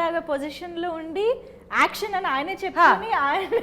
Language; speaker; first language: Telugu; native; Telugu